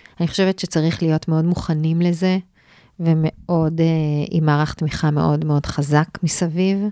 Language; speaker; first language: Hebrew; native; Hebrew